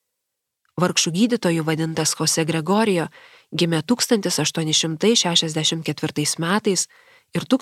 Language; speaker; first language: Lithuanian; native; Lithuanian